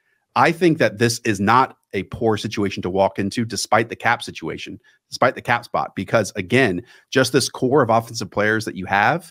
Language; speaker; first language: English; native; English